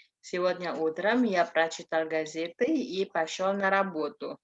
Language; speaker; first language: Russian; non-native, fluent; Indonesian